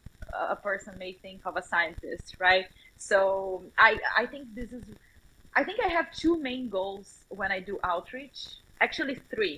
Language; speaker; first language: English; non-native, fluent; Portuguese